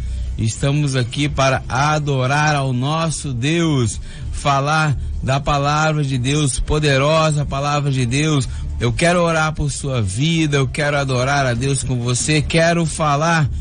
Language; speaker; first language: Portuguese; native; Portuguese